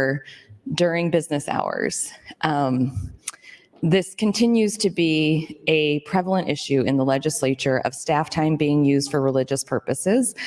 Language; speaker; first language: English; native; English